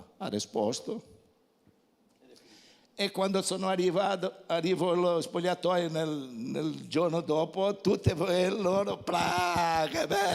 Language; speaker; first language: Italian; non-native, fluent; Portuguese